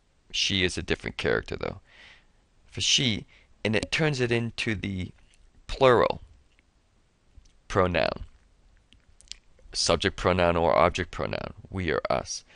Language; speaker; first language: English; native; English